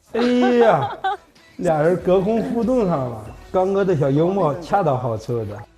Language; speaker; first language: Chinese; native; Chinese